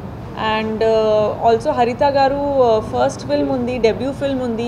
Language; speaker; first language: Telugu; non-native, fluent; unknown